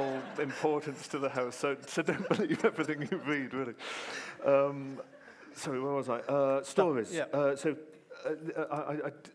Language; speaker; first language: English; native; English